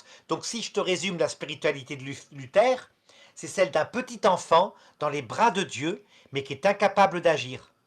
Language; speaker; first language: French; native; French